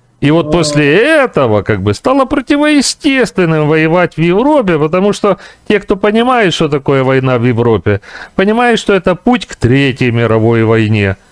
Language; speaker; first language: Russian; native; Russian